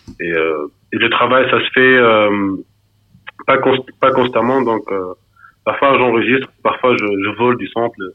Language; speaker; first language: French; non-native, local second language; Arabic